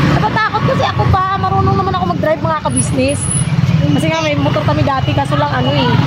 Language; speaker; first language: Filipino; non-native, local second language; Cebuano